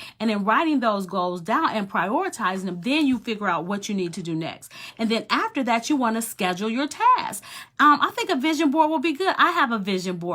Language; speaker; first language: English; native; English